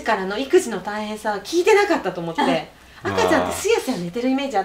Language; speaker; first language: Japanese; native; Japanese